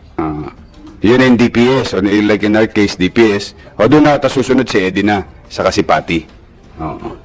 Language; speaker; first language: Filipino; native; Filipino